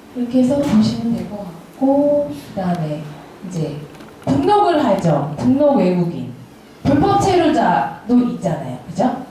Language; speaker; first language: Korean; native; Korean